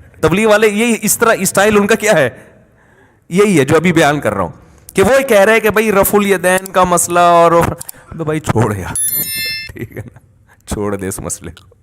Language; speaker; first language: Urdu; native; Urdu